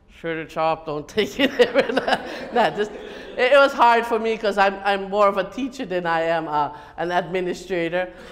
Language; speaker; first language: English; native; English